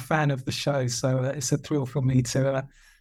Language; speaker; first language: English; native; English